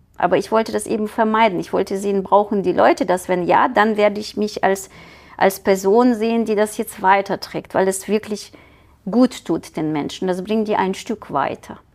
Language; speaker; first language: German; non-native, fluent; Ukrainian